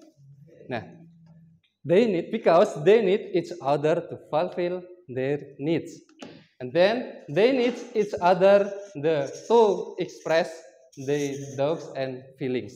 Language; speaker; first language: English; non-native, learner; Indonesian